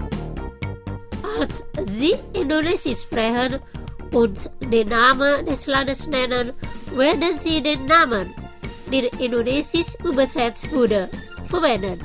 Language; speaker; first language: German; non-native, fluent; Indonesian